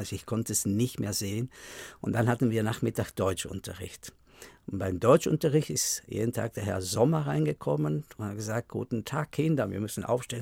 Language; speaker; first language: German; non-native, fluent; Spanish